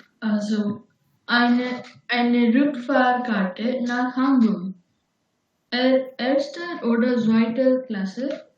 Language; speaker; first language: German; non-native, learner; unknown